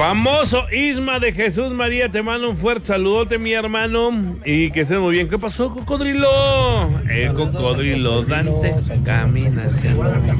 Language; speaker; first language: Spanish; native; Spanish